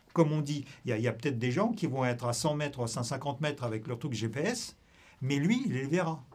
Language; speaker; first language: French; non-native, fluent; Russian